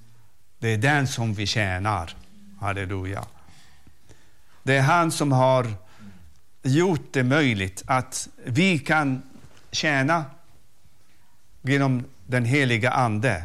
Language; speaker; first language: Swedish; non-native, fluent; Arabic